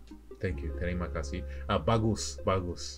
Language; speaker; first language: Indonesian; non-native, learner; English